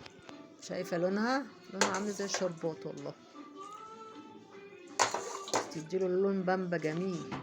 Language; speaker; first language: Arabic; native; Arabic